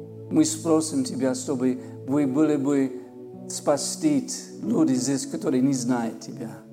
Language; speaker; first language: Russian; non-native, learner; English